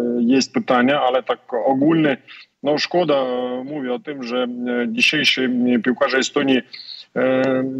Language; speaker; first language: Polish; non-native, learner; Russian